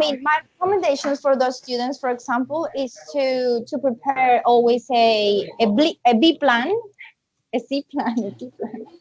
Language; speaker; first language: English; non-native, fluent; Spanish